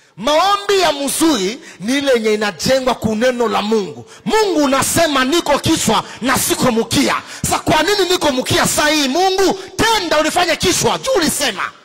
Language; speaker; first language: Swahili; native; Swahili